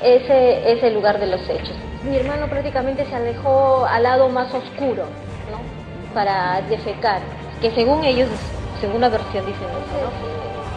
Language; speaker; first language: Spanish; native; Spanish